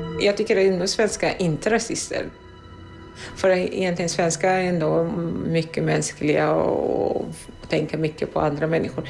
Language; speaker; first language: Swedish; non-native, fluent; Arabic